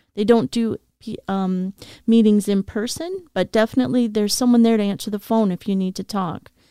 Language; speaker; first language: English; native; English